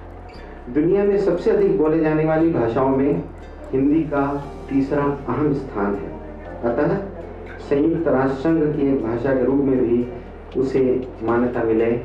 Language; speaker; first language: Hindi; native; Hindi